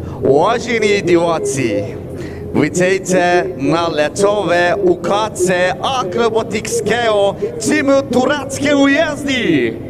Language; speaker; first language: Czech; non-native, learner; Turkish